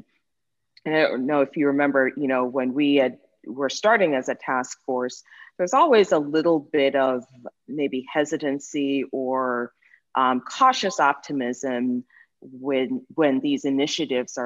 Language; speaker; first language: English; native; English